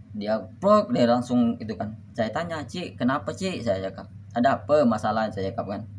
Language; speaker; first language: Indonesian; native; Indonesian